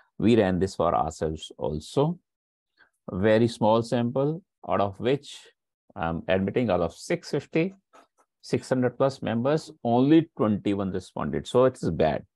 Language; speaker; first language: English; non-native, local second language; Hindi